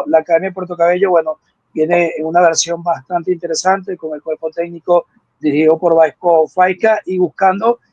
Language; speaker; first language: Spanish; native; Spanish